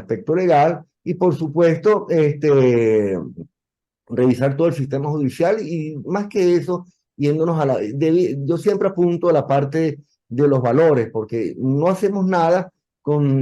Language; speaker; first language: Spanish; native; Spanish